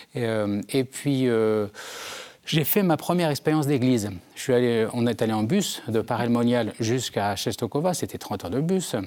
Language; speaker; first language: French; native; French